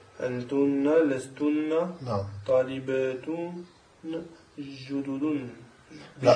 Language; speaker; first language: Arabic; non-native, learner; French